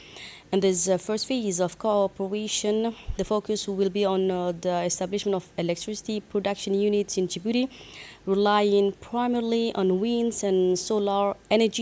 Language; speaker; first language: English; non-native, fluent; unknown